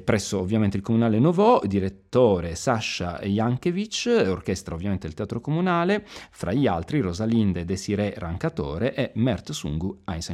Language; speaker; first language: Italian; native; Italian